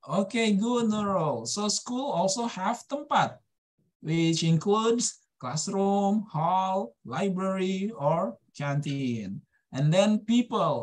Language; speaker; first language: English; non-native, fluent; Indonesian